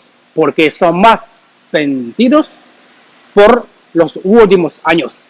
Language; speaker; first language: Spanish; non-native, learner; Chinese